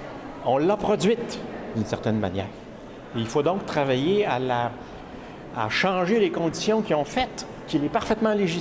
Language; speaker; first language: French; native; French